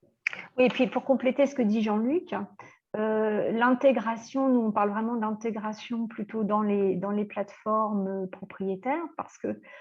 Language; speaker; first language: French; native; French